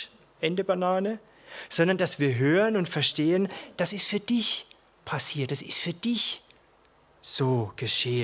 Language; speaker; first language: German; native; German